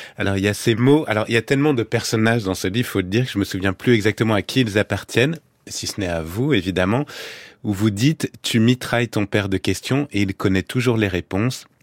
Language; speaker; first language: French; native; French